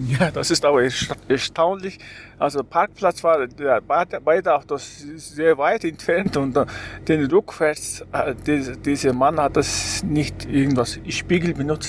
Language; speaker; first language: German; non-native, learner; Mongolian